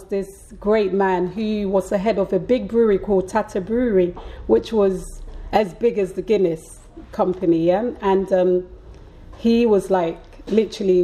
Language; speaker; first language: English; early bilingual, other home language; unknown